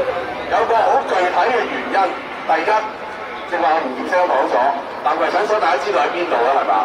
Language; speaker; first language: Chinese; native; Chinese